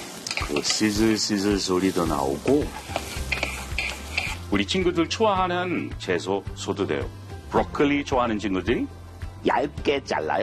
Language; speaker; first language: Korean; non-native, fluent; English